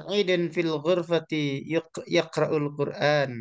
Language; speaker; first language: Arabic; non-native, learner; Indonesian